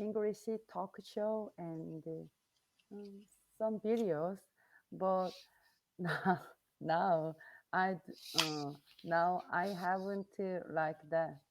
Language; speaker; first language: English; non-native, learner; Korean